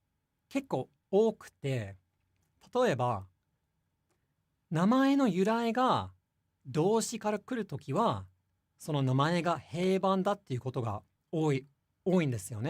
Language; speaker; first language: Japanese; non-native, fluent; English